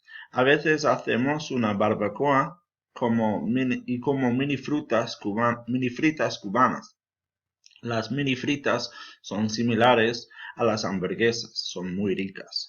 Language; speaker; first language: Spanish; non-native, fluent; English